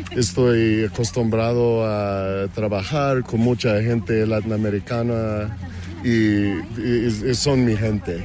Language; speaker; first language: Spanish; non-native, learner; English